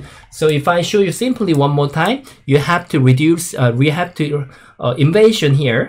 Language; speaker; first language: English; non-native, fluent; Korean